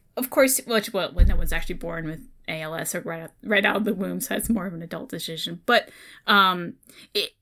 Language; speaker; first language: English; native; English